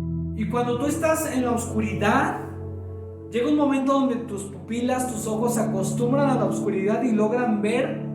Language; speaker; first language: Spanish; native; Spanish